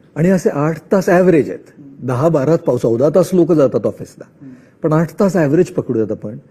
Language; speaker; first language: Marathi; non-native, local second language; Marwari